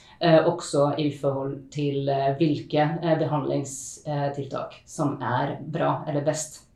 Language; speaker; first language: Norwegian; non-native, fluent; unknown